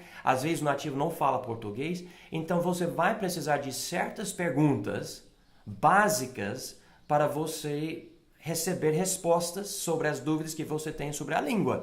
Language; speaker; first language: Portuguese; non-native, fluent; English